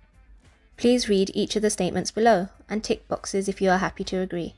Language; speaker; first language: English; native; English